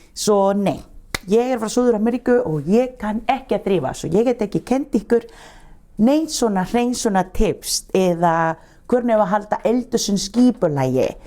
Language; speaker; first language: Icelandic; non-native, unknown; Spanish